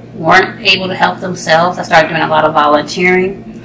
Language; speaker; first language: English; native; English